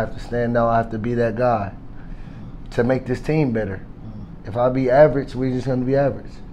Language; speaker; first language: English; native; English